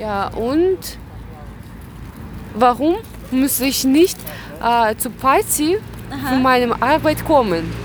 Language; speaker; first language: German; non-native, learner; Russian